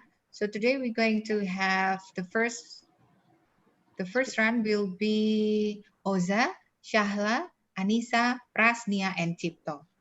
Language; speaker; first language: English; non-native, fluent; Indonesian